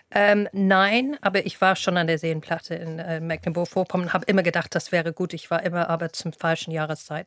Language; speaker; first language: German; non-native, fluent; English